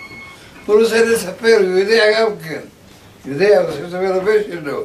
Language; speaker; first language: Hebrew; early bilingual, other home language; Arabic